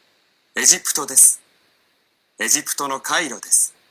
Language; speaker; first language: Japanese; non-native, learner; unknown